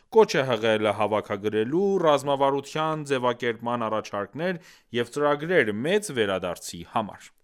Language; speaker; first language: Armenian; early bilingual, heritage; Armenian